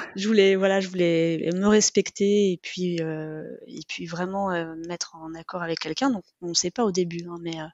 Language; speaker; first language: French; native; French